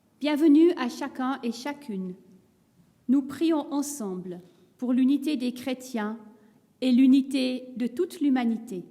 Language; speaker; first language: French; native; French